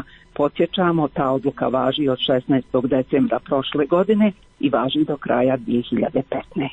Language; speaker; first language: Croatian; native; Croatian